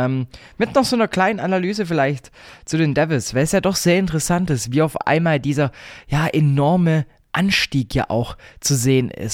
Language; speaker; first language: German; native; German